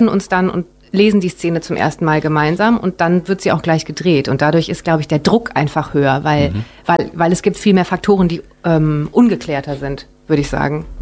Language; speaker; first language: German; native; German